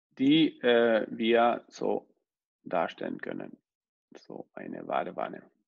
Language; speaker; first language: German; non-native, fluent; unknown